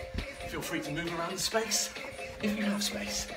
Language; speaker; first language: English; native; English